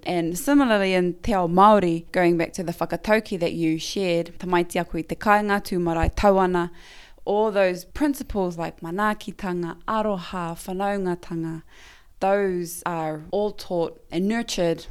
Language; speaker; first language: English; native; English